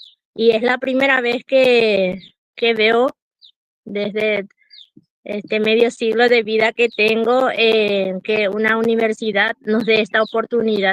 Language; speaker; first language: Spanish; non-native, local second language; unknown